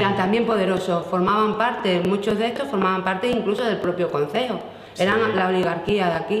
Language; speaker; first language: Spanish; native; Spanish